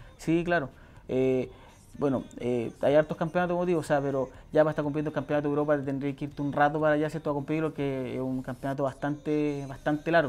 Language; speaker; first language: Spanish; native; Spanish